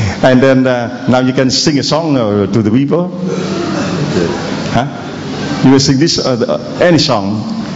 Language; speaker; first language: English; non-native, learner; Vietnamese